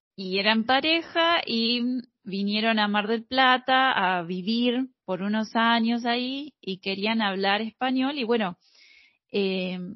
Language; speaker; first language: Spanish; native; Spanish